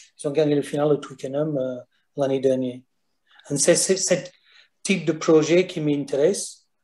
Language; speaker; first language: French; non-native, fluent; English